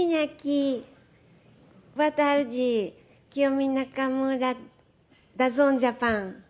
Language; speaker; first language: Portuguese; non-native, fluent; Japanese